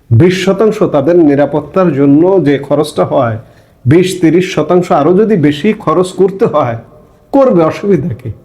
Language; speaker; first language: Bangla; native; Bangla